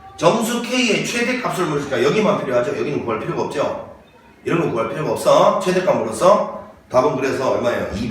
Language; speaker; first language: Korean; native; Korean